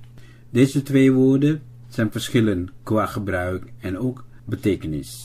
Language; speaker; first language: Dutch; non-native, fluent; Indonesian